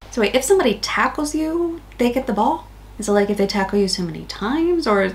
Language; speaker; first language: English; native; English